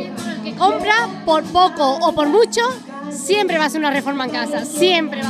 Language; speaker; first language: Spanish; native; Spanish